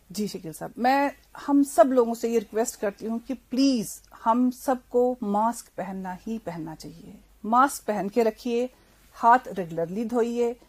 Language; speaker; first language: Hindi; non-native, local second language; Kashmiri